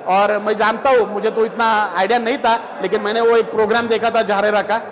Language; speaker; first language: Hindi; non-native, local second language; Marathi